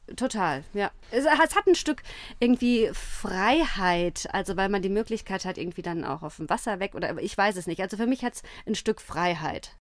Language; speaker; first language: German; native; German